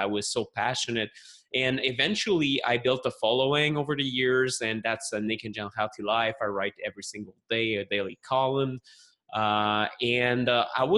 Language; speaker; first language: English; non-native, fluent; French